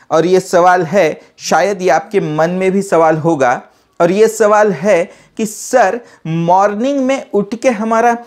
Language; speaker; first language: Hindi; non-native, local second language; Marathi